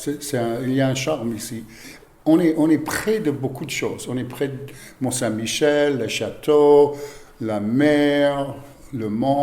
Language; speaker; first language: French; non-native, fluent; English